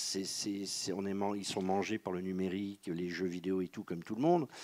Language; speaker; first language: French; native; French